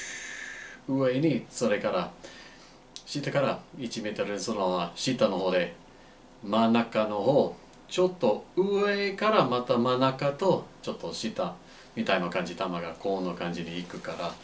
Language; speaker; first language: Japanese; non-native, fluent; English